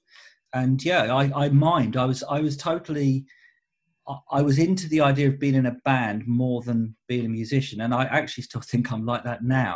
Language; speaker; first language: English; native; English